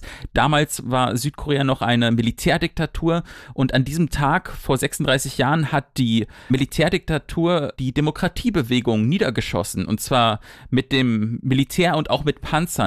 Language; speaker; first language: German; native; German